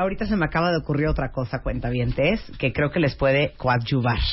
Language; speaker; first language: Spanish; native; Spanish